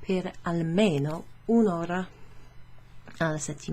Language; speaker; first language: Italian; non-native, fluent; English